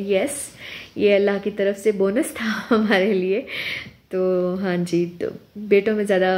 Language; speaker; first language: Hindi; non-native, local second language; Urdu